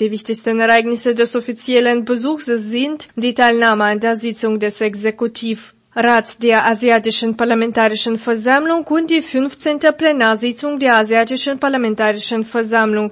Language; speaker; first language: German; non-native, fluent; Russian